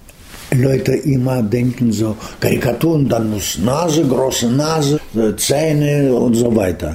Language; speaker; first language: German; non-native, learner; Russian